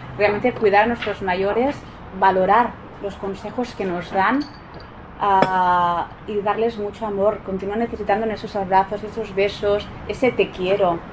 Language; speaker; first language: Spanish; non-native, local second language; Catalan